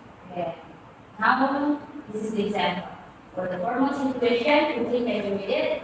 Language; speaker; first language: English; non-native, fluent; Indonesian